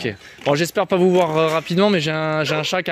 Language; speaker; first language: French; native; French